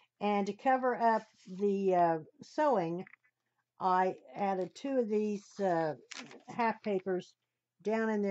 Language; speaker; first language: English; native; English